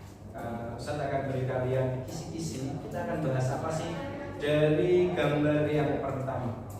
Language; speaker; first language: Indonesian; native; Indonesian